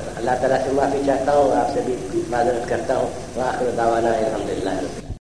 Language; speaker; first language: Urdu; native; Urdu